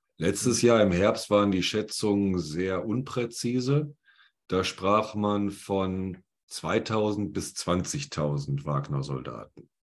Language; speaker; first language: German; native; German